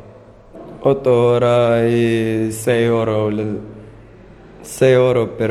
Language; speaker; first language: Italian; non-native, learner; Arabic